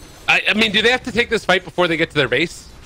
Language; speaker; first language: English; native; English